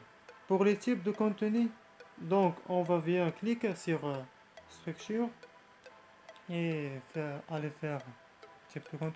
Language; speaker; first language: French; non-native, learner; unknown